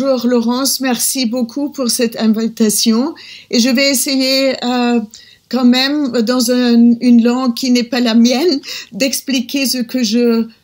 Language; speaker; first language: French; non-native, fluent; German